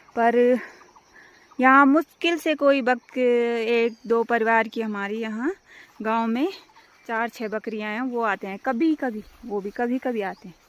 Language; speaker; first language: Hindi; non-native, local second language; Garhwali